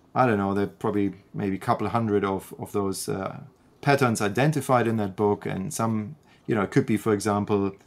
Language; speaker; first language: English; non-native, fluent; German